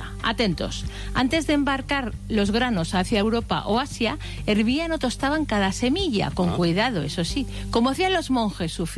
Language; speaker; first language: Spanish; native; Spanish